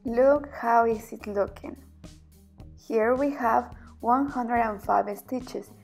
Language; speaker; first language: English; non-native, fluent; Spanish